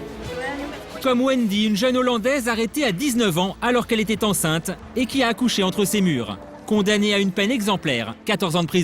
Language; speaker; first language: French; native; French